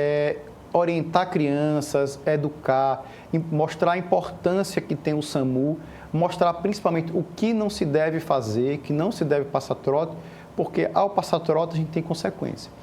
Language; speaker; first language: Portuguese; native; Portuguese